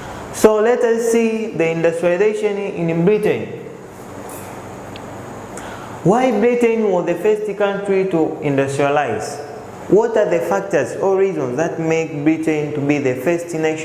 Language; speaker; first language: English; non-native, local second language; Swahili